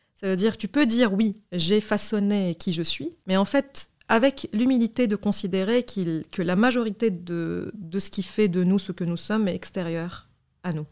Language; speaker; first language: French; non-native, local second language; Arabic